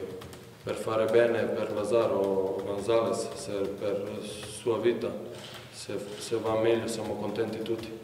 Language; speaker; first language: Italian; non-native, learner; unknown